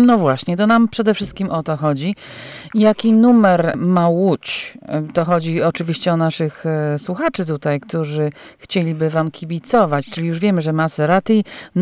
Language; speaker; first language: Polish; native; Polish